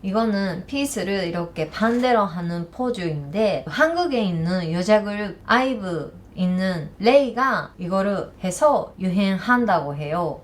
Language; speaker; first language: Korean; non-native, learner; Japanese